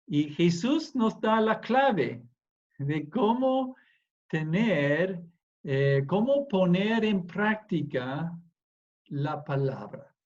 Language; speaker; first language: Spanish; non-native, fluent; English